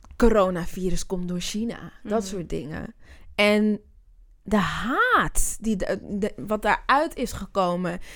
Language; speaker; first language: Dutch; native; Dutch